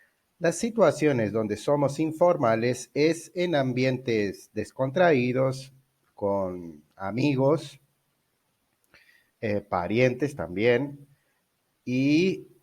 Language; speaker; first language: Spanish; non-native, fluent; Portuguese